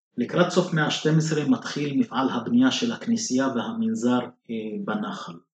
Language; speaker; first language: Hebrew; non-native, local second language; Arabic